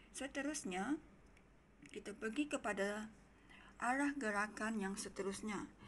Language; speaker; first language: Malay; non-native, local second language; Iban